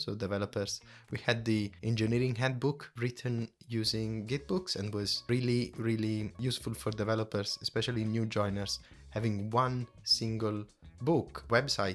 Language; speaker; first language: English; non-native, fluent; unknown